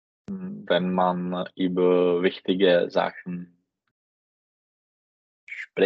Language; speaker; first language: German; non-native, learner; Czech